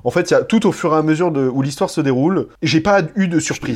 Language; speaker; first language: French; native; French